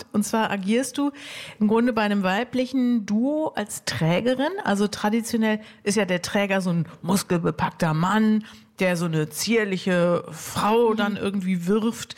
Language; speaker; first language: German; native; German